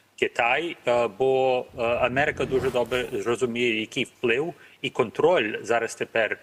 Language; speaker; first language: Ukrainian; early bilingual, heritage; Ukrainian